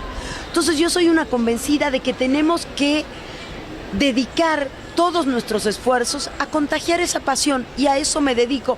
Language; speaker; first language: Spanish; native; Spanish